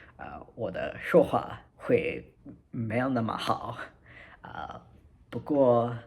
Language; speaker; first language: Chinese; non-native, learner; English